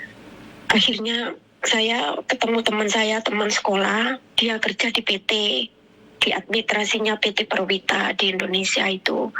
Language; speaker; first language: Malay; non-native, local second language; Javanese